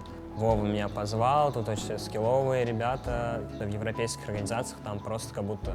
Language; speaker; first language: Russian; native; Russian